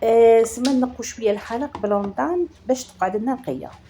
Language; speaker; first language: Arabic; native; Arabic